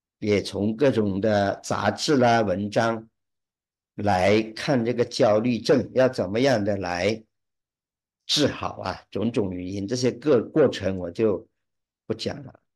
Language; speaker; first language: Chinese; early bilingual, heritage; Chinese